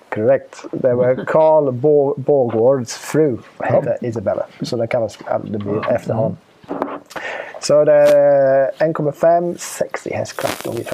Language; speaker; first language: Swedish; non-native, fluent; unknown